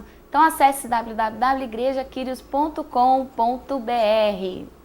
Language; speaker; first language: Portuguese; native; Portuguese